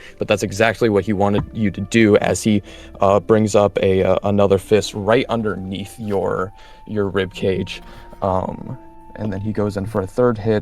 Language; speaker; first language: English; native; English